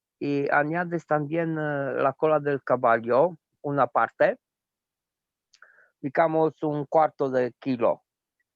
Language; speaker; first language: Spanish; non-native, fluent; Romanian